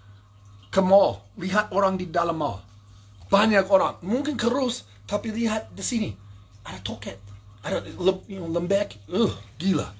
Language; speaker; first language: Indonesian; non-native, learner; English